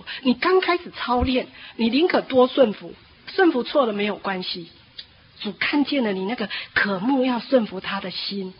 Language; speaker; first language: Chinese; native; Chinese